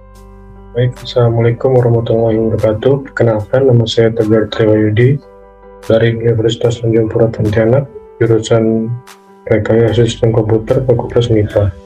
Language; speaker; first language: Indonesian; native; Indonesian